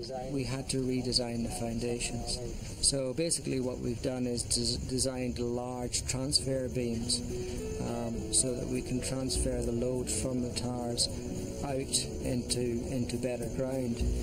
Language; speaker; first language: English; non-native, fluent; German